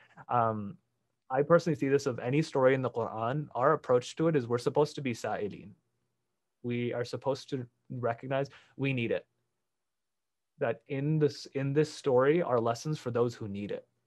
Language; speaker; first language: English; native; English